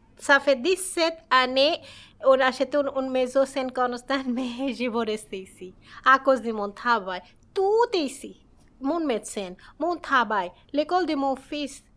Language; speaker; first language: French; non-native, learner; Bangla